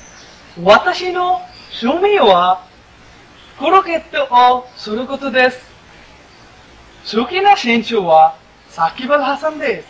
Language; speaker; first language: Japanese; non-native, learner; Bangla